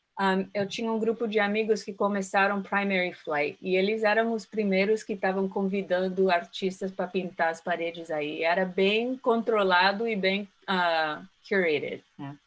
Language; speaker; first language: Portuguese; early bilingual, heritage; Portuguese